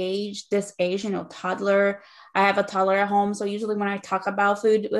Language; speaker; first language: English; non-native, fluent; Portuguese